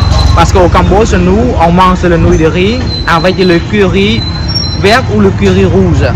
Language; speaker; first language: French; non-native, fluent; Khmer